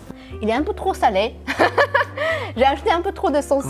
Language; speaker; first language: French; non-native, fluent; Chinese